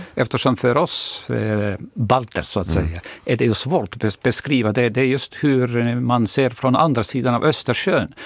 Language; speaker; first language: Swedish; non-native, fluent; Estonian